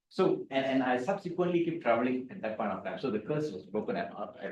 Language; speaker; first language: English; non-native, local second language; Tamil